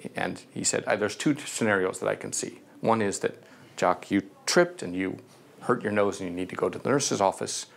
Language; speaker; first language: English; native; English